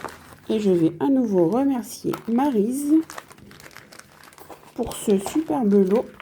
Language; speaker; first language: French; native; French